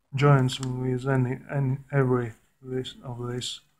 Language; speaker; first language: English; non-native, learner; Latvian